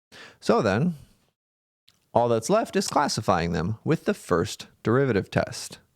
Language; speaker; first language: English; native; English